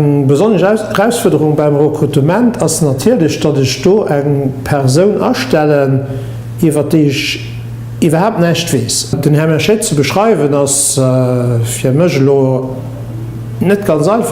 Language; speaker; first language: German; non-native, local second language; Luxembourgish